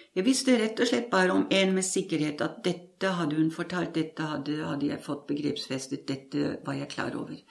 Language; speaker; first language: Norwegian; non-native, fluent; German